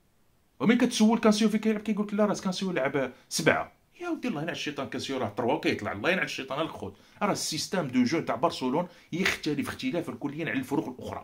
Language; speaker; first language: Arabic; native; Arabic